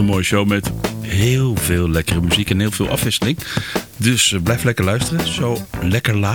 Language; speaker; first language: Dutch; native; Dutch